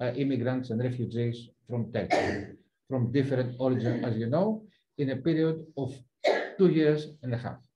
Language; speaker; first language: English; non-native, fluent; Italian